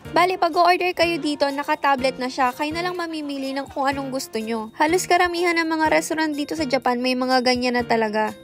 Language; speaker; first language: Filipino; native; Filipino